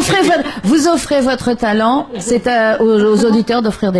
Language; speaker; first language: French; native; French